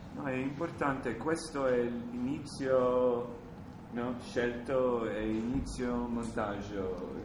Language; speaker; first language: Italian; non-native, learner; English